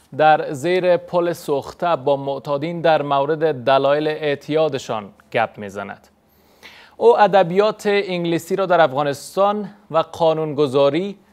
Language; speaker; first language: Persian; native; Persian